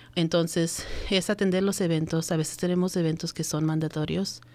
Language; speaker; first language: Spanish; early bilingual, heritage; Spanish